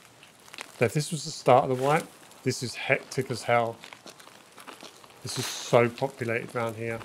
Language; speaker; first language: English; native; English